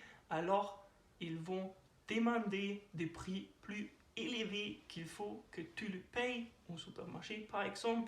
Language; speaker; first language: French; non-native, learner; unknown